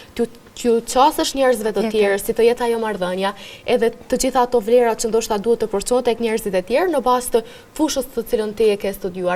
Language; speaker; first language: Albanian; native; Albanian